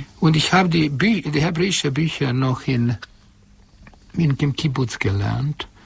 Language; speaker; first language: German; non-native, fluent; Hungarian